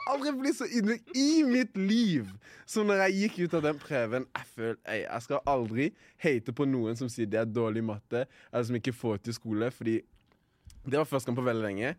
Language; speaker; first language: Norwegian; early bilingual, other home language; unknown